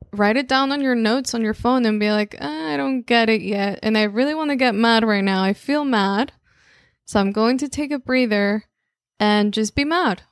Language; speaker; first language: English; non-native, fluent; Spanish